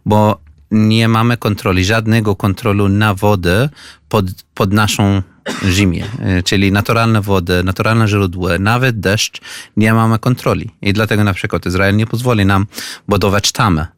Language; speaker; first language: Polish; non-native, fluent; Arabic